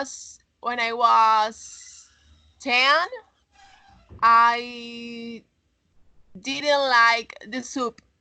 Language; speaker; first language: English; non-native, learner; Spanish